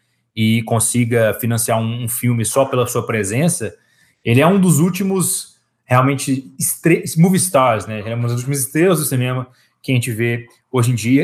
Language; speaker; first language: Portuguese; native; Portuguese